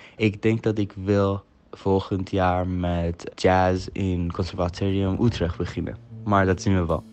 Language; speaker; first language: Dutch; non-native, fluent; Persian